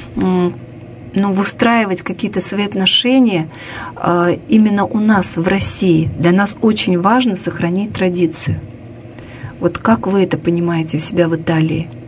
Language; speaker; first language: Russian; native; Russian